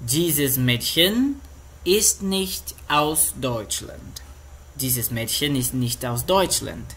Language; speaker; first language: German; non-native, learner; Portuguese